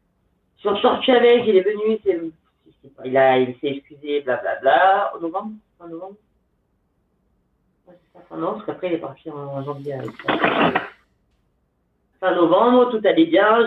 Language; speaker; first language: French; native; French